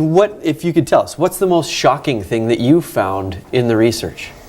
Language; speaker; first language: English; native; English